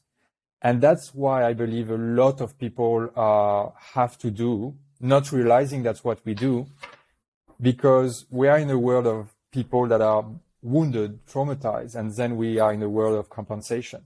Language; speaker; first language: English; non-native, fluent; French